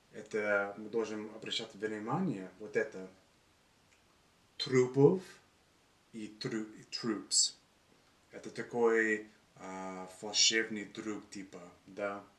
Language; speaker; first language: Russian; non-native, learner; English